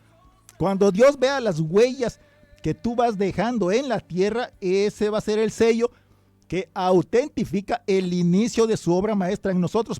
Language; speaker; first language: Spanish; native; Spanish